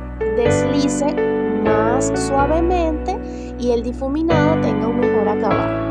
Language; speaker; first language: Spanish; native; Spanish